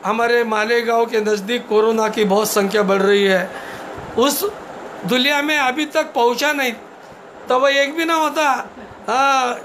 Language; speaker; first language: Hindi; non-native, local second language; Marathi